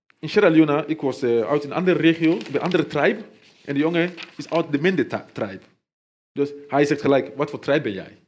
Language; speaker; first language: Dutch; non-native, fluent; Mandingo